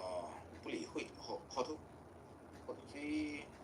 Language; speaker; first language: English; non-native, learner; Chinese